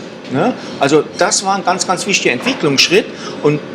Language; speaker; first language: German; native; German